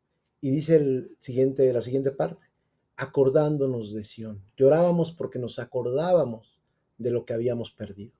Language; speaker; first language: Spanish; native; Spanish